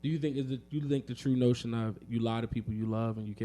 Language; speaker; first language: English; native; English